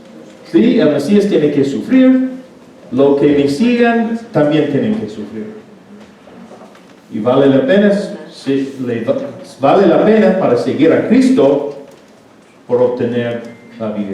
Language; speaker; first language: Spanish; non-native, fluent; English